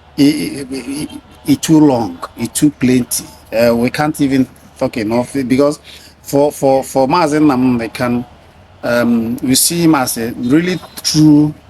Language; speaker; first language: Nigerian Pidgin; non-native, local second language; Igbo